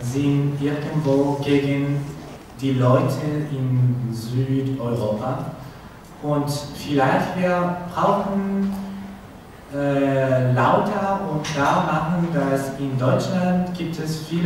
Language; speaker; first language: German; non-native, learner; Spanish